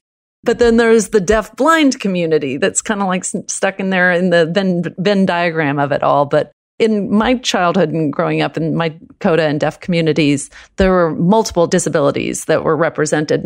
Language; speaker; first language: English; early bilingual, other home language; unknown